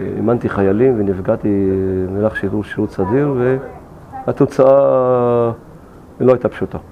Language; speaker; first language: Hebrew; non-native, local second language; Arabic